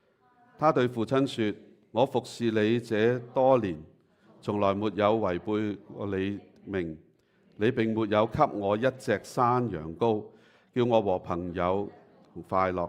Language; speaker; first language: Chinese; native; Chinese